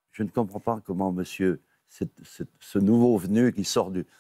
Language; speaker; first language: French; native; French